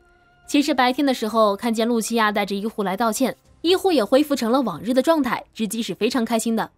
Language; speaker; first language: Chinese; native; Chinese